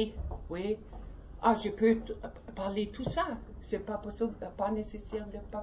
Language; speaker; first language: French; non-native, learner; German